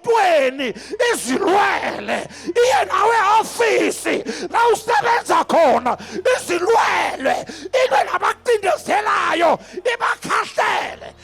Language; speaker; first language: Zulu; native; Zulu